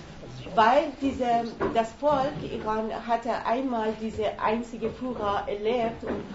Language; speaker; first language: German; non-native, learner; Persian